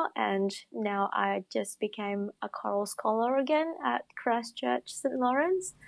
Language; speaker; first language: English; non-native, fluent; Indonesian